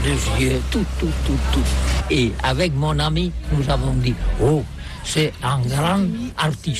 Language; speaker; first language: French; non-native, learner; Catalan